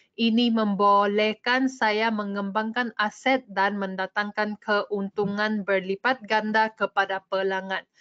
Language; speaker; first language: Malay; non-native, local second language; English